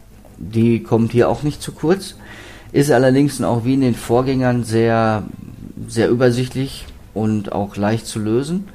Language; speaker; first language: German; native; German